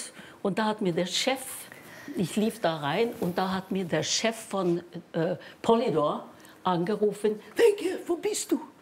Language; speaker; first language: German; non-native, fluent; Norwegian